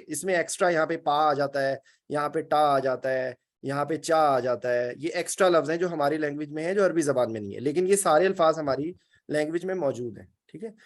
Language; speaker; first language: Urdu; native; Urdu